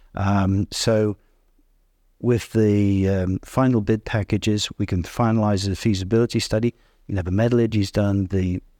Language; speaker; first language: English; native; English